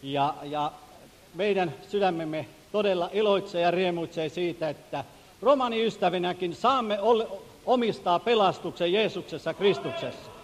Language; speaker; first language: Finnish; native; Finnish